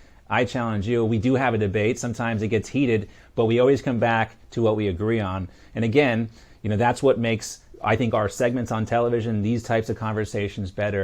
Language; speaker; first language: English; native; English